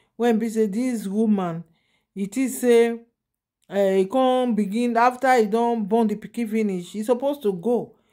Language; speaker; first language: Nigerian Pidgin; non-native, local second language; Yoruba